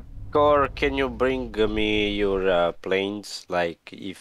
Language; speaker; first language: English; non-native, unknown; Romanian